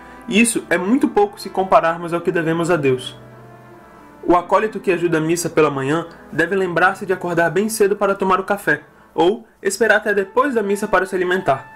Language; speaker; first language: Portuguese; native; Portuguese